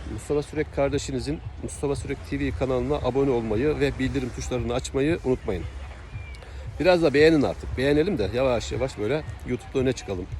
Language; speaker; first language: Turkish; native; Turkish